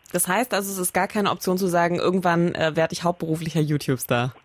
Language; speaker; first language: German; native; German